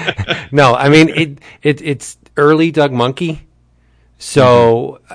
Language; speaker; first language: English; early bilingual, other home language; Italian